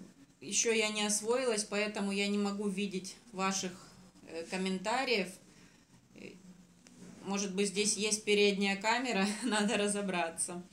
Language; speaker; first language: Russian; native; Russian